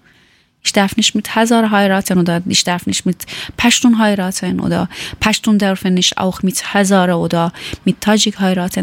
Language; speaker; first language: German; non-native, learner; Persian